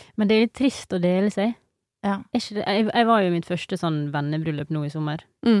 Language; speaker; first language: Norwegian; native; Norwegian